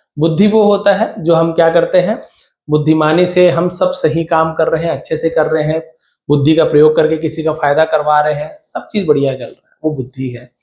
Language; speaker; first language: Hindi; native; Hindi